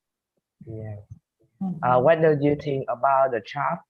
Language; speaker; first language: English; non-native, learner; Vietnamese